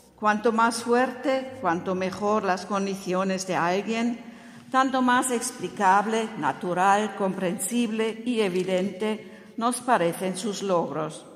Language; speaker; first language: Spanish; non-native, fluent; German